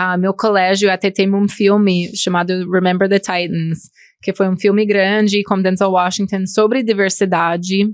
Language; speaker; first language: Portuguese; non-native, fluent; English